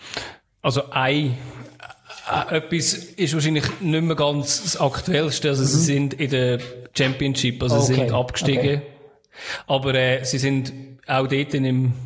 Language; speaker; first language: German; native; German